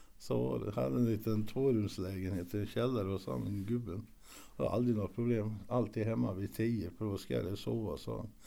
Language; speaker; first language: Swedish; early bilingual, other home language; Norwegian